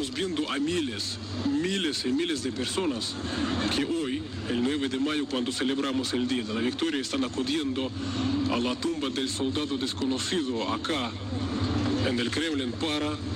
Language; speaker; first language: Spanish; non-native, fluent; Russian